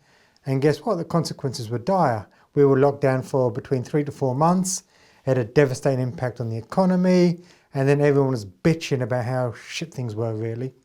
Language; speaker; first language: English; native; English